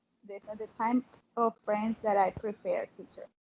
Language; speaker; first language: English; non-native, learner; Spanish